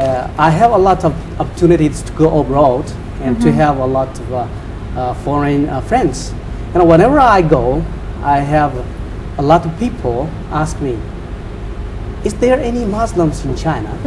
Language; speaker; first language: English; non-native, fluent; Chinese